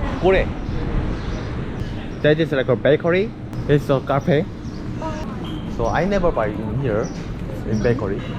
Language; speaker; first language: English; non-native, learner; Korean